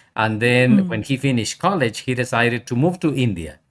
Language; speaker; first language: English; non-native, fluent; Spanish